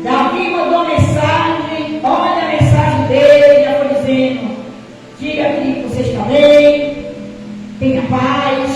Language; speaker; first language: Portuguese; native; Portuguese